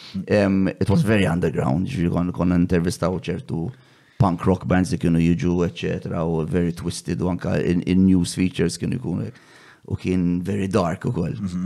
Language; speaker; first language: English; non-native, local second language; Maltese